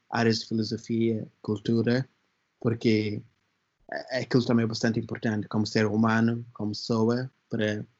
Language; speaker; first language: Portuguese; non-native, fluent; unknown